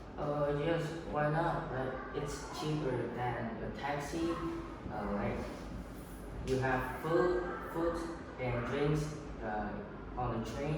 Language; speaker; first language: English; non-native, learner; Vietnamese